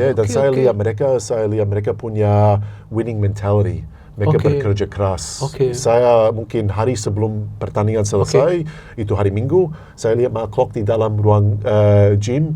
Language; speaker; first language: Indonesian; non-native, fluent; English